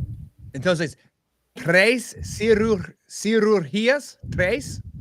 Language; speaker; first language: Spanish; non-native, learner; English